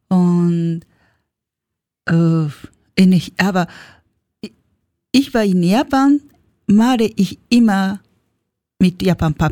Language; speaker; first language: German; non-native, learner; Japanese